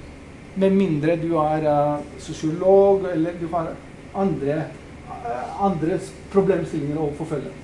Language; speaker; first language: Norwegian; non-native, fluent; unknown